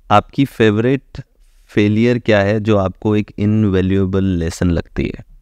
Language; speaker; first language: Hindi; native; Hindi